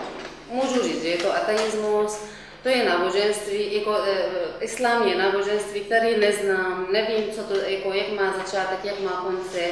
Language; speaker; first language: Czech; non-native, fluent; Arabic